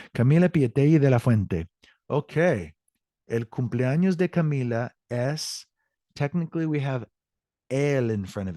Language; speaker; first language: Spanish; non-native, learner; English